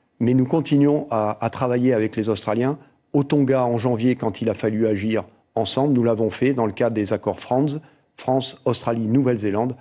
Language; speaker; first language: French; native; French